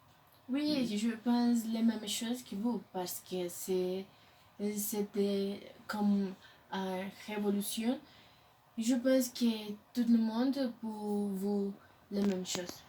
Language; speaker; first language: French; non-native, learner; Spanish